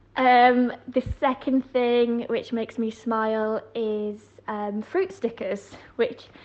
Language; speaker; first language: English; native; English